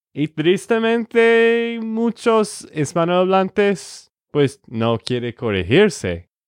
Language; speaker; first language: Spanish; non-native, fluent; English